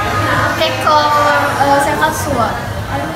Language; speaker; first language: Japanese; non-native, learner; Indonesian